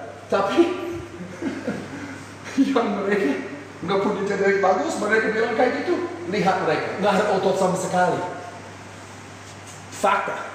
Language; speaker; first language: Indonesian; non-native, fluent; English